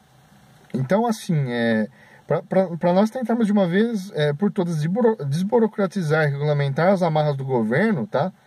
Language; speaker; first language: Portuguese; native; Portuguese